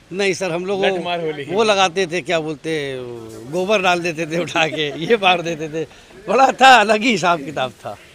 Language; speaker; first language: Hindi; native; Hindi